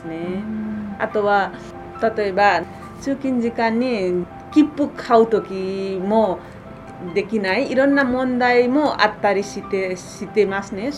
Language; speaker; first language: Japanese; non-native, fluent; Nepali